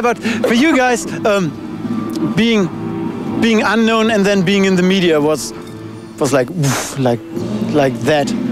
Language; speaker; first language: English; non-native, fluent; German